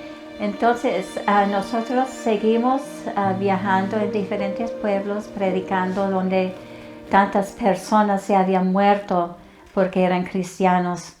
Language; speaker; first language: Spanish; non-native, fluent; English